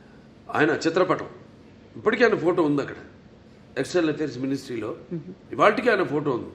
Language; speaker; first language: Telugu; native; Telugu